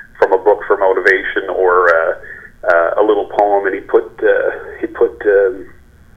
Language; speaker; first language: English; native; English